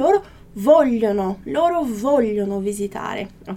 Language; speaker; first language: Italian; non-native, fluent; Portuguese